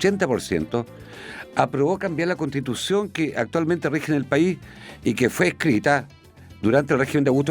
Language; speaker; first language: Spanish; native; Spanish